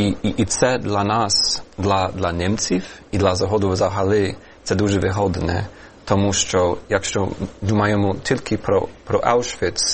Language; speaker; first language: Ukrainian; non-native, fluent; English